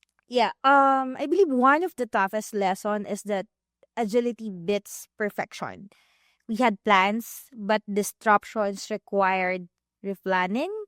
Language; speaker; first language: English; non-native, local second language; Filipino